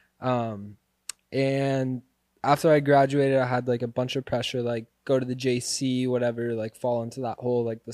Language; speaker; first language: English; native; English